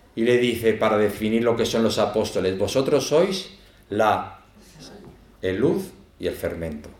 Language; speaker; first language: Spanish; native; Spanish